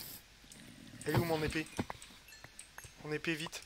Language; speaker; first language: French; native; French